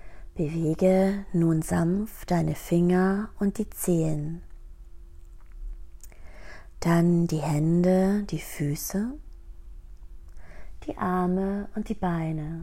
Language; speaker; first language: German; native; German